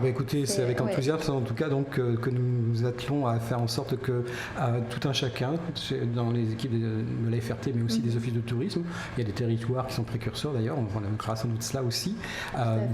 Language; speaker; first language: French; native; French